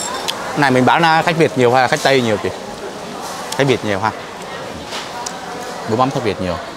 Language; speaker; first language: Vietnamese; native; Vietnamese